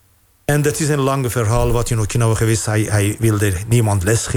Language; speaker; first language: Dutch; non-native, fluent; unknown